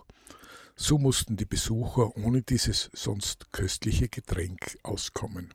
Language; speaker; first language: German; native; German